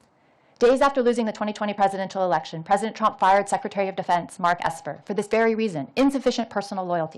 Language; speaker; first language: English; native; English